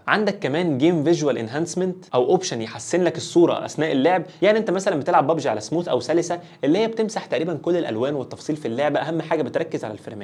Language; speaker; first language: Arabic; native; Arabic